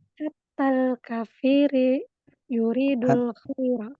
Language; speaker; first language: Arabic; non-native, learner; Indonesian